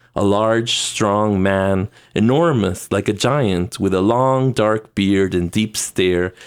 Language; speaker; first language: English; non-native, fluent; Spanish